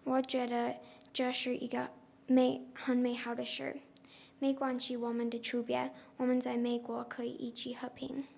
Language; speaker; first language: Chinese; non-native, learner; English